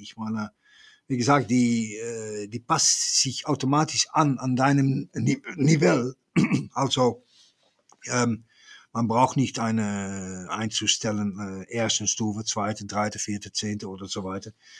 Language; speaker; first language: German; non-native, fluent; Dutch